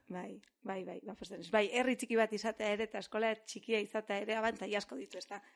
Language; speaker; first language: Basque; non-native, fluent; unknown